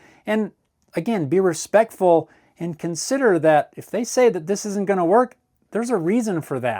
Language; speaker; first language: English; native; English